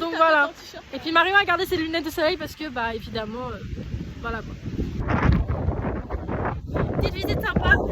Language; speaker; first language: French; native; French